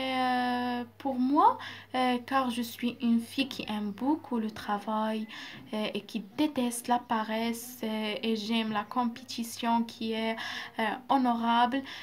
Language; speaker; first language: French; non-native, local second language; Arabic